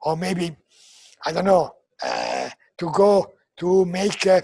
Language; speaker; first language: English; non-native, learner; Italian